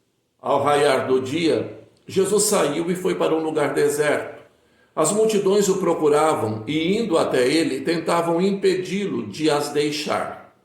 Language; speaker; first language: Portuguese; native; Portuguese